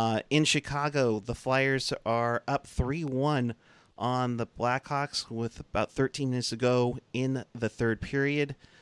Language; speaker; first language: English; native; English